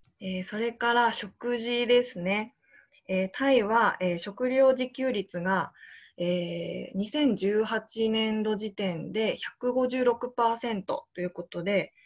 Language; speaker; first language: Japanese; native; Japanese